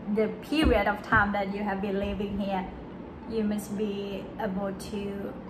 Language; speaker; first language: English; non-native, fluent; Thai